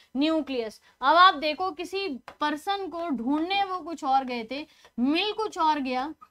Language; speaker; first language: Hindi; native; Hindi